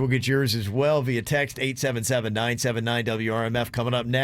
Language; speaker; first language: English; native; English